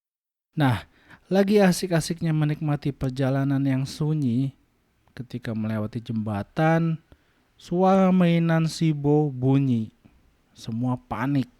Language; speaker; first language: Indonesian; native; Indonesian